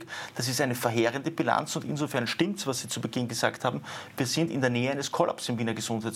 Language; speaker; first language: German; native; German